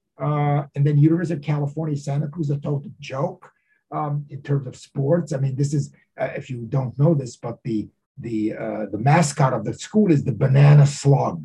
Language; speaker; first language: English; native; English